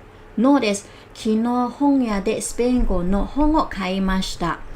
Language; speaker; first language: Japanese; non-native, learner; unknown